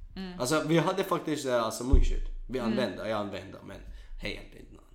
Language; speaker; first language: Swedish; non-native, learner; Kurdish